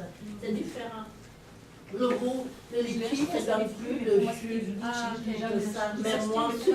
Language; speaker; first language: French; non-native, learner; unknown